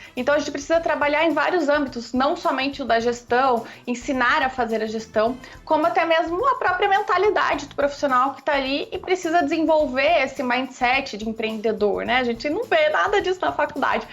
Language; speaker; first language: Portuguese; native; Portuguese